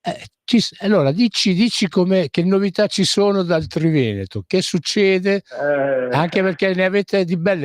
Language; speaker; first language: Italian; native; Italian